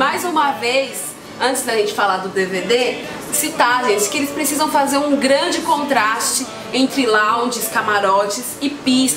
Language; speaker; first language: Portuguese; native; Portuguese